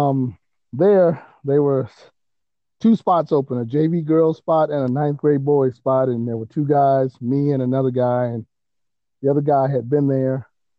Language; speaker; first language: English; native; English